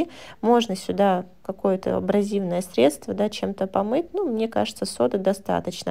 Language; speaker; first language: Russian; native; Russian